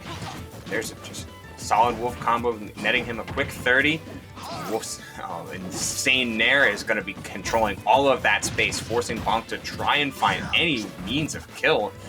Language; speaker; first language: English; native; English